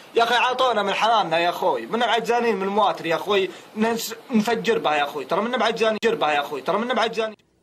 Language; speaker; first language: Arabic; native; Arabic